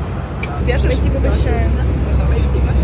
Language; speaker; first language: Russian; non-native, learner; Mongolian